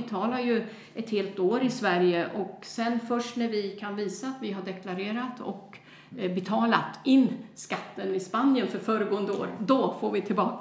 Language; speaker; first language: Swedish; native; Swedish